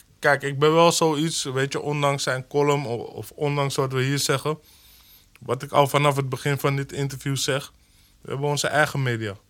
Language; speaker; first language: Dutch; early bilingual, other home language; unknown